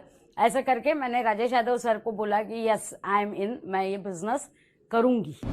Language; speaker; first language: Hindi; non-native, local second language; Marathi